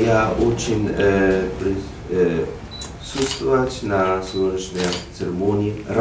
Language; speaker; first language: Russian; non-native, learner; Japanese